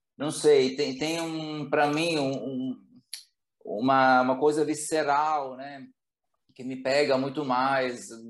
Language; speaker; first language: Portuguese; non-native, fluent; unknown